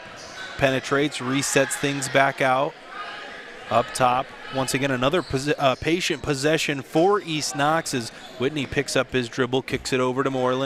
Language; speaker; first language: English; native; English